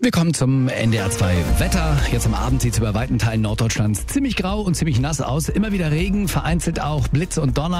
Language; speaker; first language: German; native; German